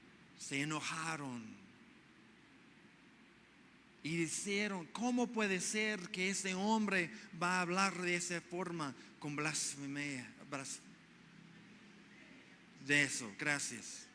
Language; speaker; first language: Spanish; non-native, fluent; English